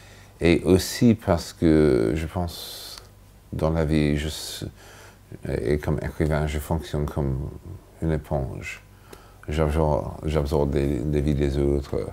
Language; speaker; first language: French; non-native, fluent; English